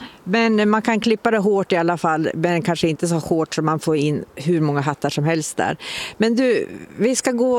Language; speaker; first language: Swedish; native; Swedish